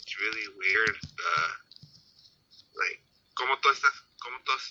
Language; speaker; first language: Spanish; early bilingual, heritage; Spanish